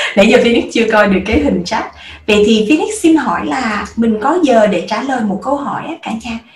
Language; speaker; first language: Vietnamese; native; Vietnamese